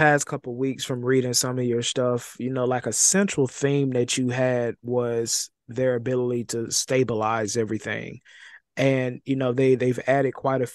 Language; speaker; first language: English; native; English